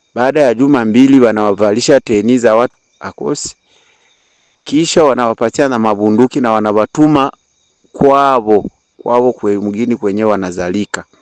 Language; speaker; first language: Swahili; native; Swahili